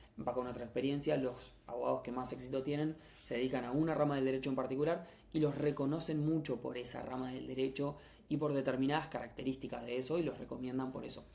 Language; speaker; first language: Spanish; native; Spanish